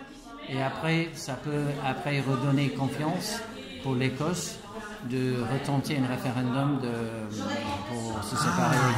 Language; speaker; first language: French; non-native, fluent; English